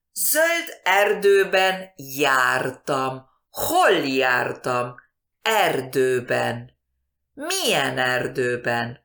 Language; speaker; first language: Hungarian; early bilingual, heritage; Hungarian